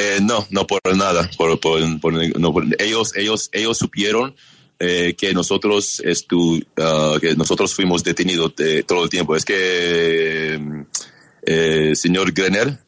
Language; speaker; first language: Spanish; non-native, learner; English